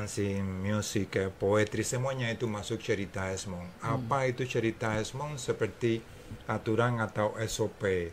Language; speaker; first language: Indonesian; non-native, fluent; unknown